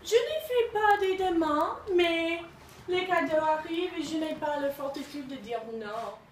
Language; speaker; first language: French; non-native, learner; English